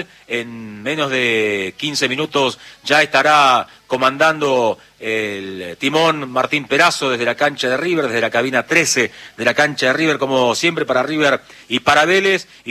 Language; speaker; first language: Spanish; native; Spanish